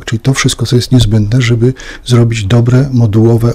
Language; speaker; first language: Polish; native; Polish